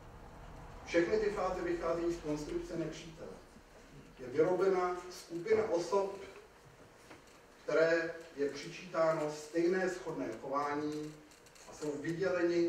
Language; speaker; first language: Czech; native; Czech